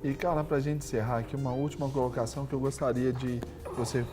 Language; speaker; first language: Portuguese; native; Portuguese